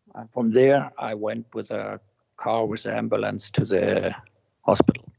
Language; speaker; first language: English; non-native, fluent; German